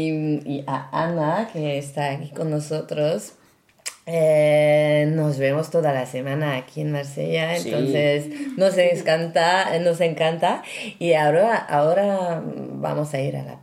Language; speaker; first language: Spanish; non-native, learner; French